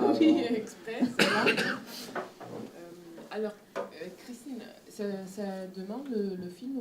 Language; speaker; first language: French; non-native, fluent; Italian